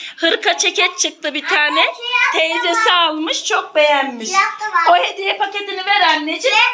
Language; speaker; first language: Turkish; native; Turkish